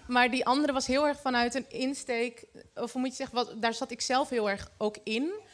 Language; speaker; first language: Dutch; early bilingual, other home language; Arabic